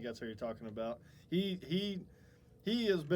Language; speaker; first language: English; native; English